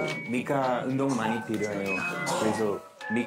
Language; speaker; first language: Korean; non-native, learner; English